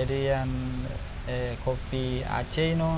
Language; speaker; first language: Indonesian; non-native, learner; Spanish